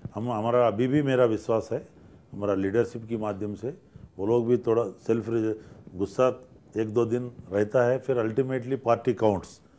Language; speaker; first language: Hindi; non-native, local second language; Telugu